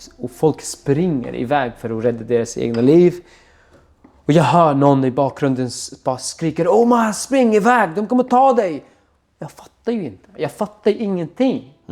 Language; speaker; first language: Swedish; non-native, fluent; Arabic